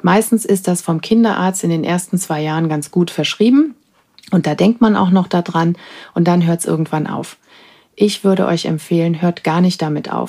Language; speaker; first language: German; native; German